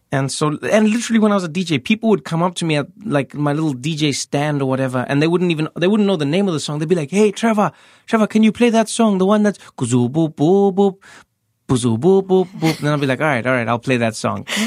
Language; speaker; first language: English; native; English